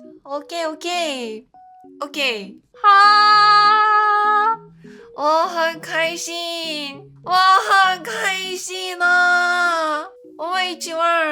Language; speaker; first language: Chinese; non-native, learner; Korean